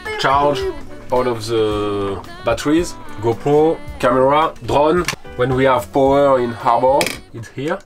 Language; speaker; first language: English; non-native, learner; French